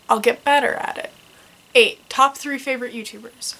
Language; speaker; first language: English; native; English